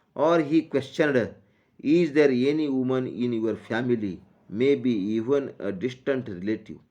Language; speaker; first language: English; non-native, local second language; Marathi